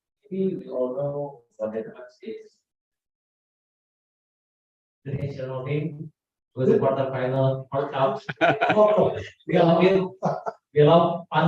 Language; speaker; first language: English; non-native, learner; Indonesian